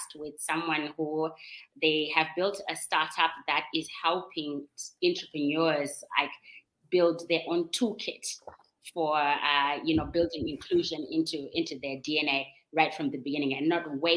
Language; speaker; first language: English; non-native, local second language; Shona